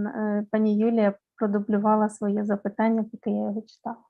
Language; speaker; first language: Ukrainian; native; Ukrainian